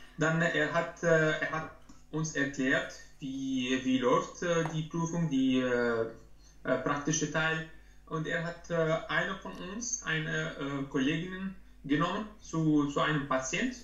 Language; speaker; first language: German; non-native, learner; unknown